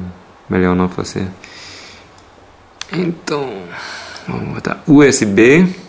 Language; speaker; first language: Portuguese; non-native, fluent; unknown